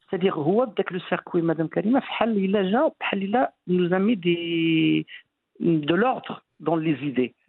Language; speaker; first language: French; non-native, local second language; Arabic